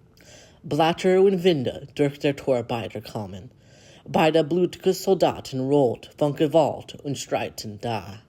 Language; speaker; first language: German; non-native, learner; English